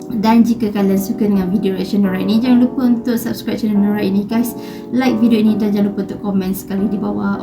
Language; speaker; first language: Malay; native; Malay